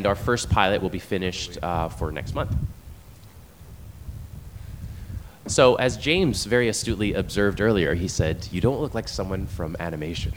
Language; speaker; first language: English; non-native, fluent; Chinese